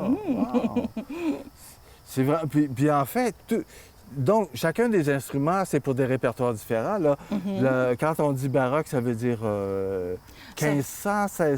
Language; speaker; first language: French; native; French